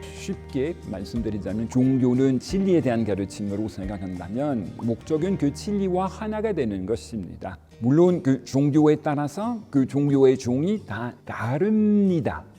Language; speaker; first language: Korean; non-native, fluent; French